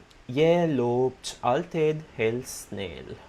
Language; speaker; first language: Dutch; non-native, learner; Italian